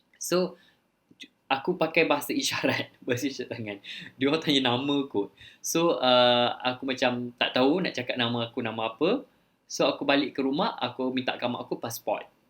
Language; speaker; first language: Malay; early bilingual, other home language; Thai